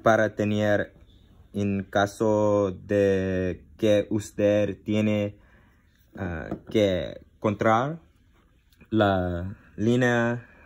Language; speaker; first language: Spanish; non-native, learner; English